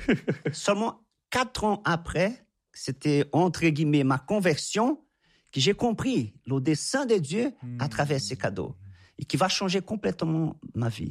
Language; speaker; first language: French; non-native, fluent; Portuguese